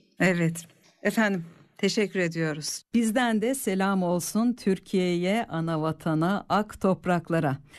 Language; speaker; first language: Turkish; native; Turkish